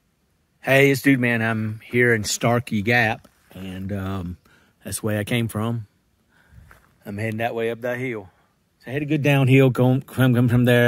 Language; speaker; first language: English; native; English